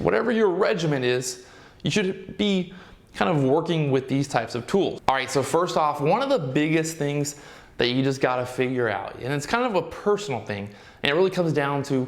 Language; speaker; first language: English; native; English